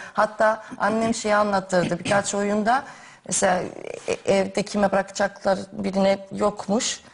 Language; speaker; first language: Turkish; native; Turkish